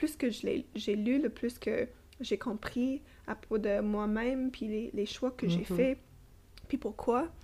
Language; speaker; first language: French; non-native, fluent; English